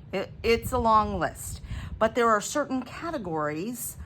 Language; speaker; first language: English; native; English